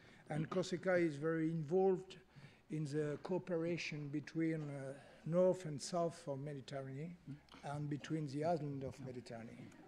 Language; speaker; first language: English; non-native, learner; French